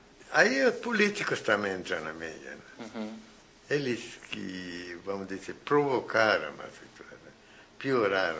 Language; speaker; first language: Portuguese; non-native, fluent; Sinhala